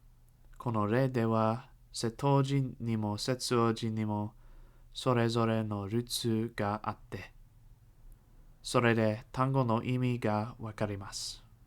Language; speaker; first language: Japanese; non-native, learner; English